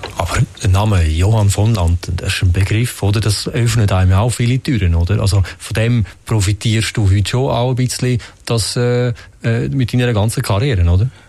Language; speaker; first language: German; native; German